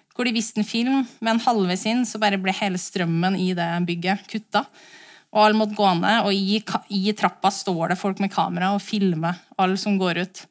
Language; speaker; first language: Norwegian; native; Norwegian